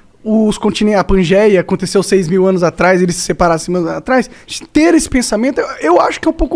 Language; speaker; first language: Portuguese; native; Portuguese